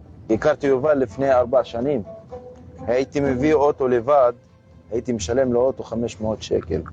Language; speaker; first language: Hebrew; non-native, learner; Arabic